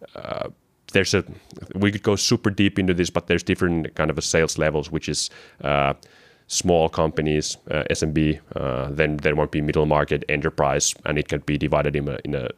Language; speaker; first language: English; non-native, fluent; Finnish